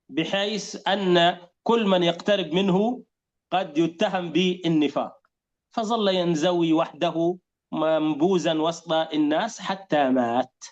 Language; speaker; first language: Arabic; native; Arabic